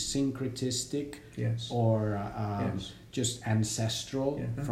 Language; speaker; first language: English; native; English